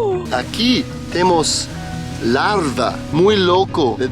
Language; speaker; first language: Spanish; non-native, learner; English